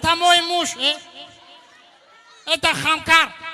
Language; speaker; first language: Russian; non-native, learner; Tajik